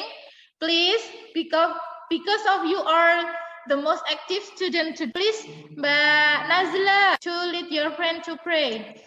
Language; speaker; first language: English; non-native, fluent; Indonesian